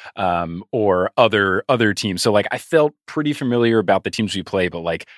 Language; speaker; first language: English; native; English